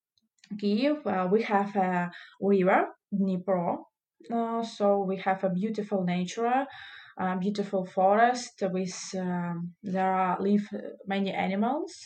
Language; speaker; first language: English; non-native, learner; Russian